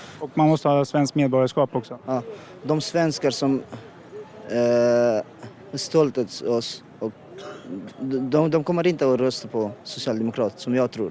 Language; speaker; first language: Swedish; non-native, learner; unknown